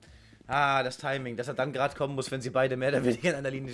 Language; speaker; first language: German; native; German